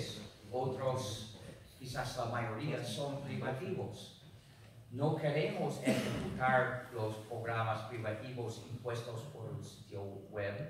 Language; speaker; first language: Spanish; non-native, fluent; English